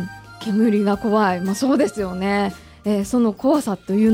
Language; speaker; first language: Japanese; native; Japanese